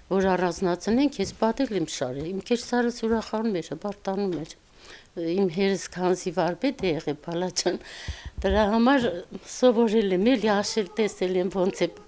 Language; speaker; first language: Armenian; non-native, local second language; Kurdish